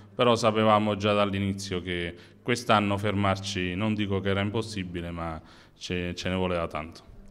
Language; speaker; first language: Italian; native; Italian